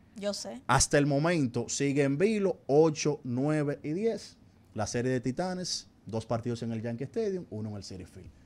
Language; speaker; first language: Spanish; native; Spanish